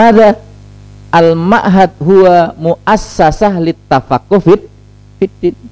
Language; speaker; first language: Arabic; non-native, fluent; Indonesian